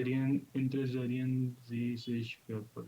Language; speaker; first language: German; non-native, learner; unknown